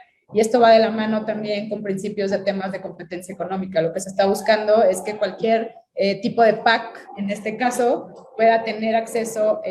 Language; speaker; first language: Spanish; native; Spanish